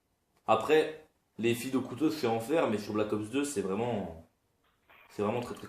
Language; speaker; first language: French; native; French